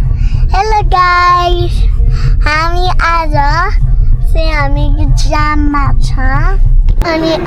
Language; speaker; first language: Nepali; early bilingual, heritage; Nepali